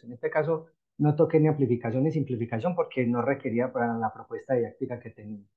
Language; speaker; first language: Spanish; native; Spanish